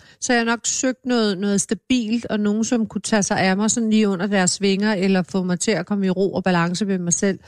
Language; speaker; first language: Danish; native; Danish